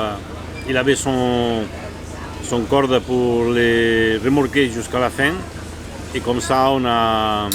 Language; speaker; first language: French; non-native, fluent; Italian